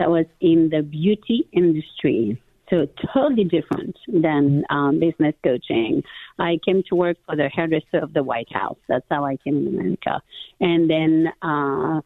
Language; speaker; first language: English; non-native, fluent; French